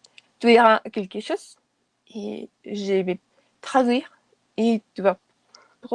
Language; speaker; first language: French; non-native, learner; Spanish